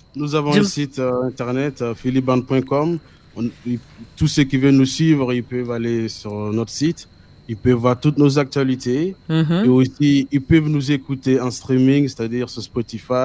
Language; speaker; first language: French; non-native, local second language; Mossi